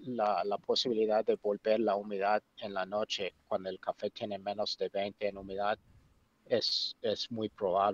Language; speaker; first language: Spanish; non-native, fluent; English